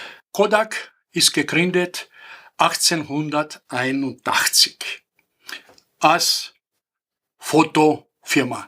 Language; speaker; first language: German; non-native, fluent; Greek